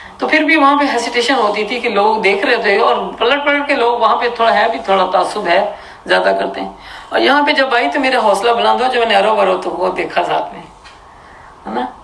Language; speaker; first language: Urdu; early bilingual, heritage; Urdu